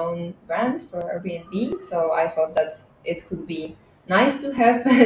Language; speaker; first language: English; non-native, fluent; Polish